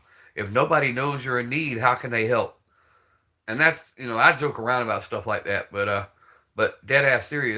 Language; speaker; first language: English; native; English